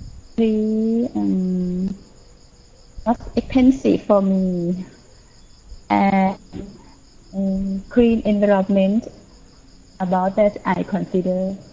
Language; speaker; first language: English; non-native, learner; Thai